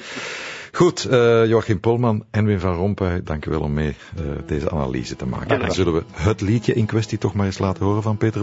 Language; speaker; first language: Dutch; native; Dutch